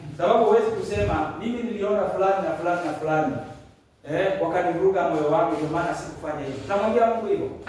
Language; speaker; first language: Swahili; non-native, local second language; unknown